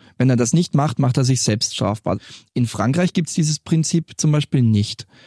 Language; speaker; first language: German; native; German